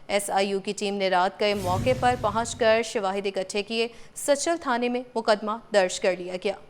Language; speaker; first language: Urdu; native; Urdu